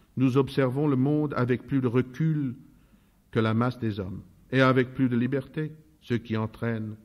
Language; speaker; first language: French; non-native, fluent; Russian